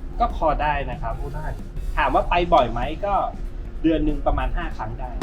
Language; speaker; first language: Thai; native; Thai